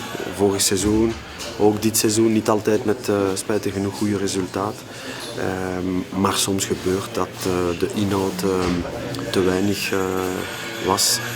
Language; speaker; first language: Dutch; non-native, local second language; French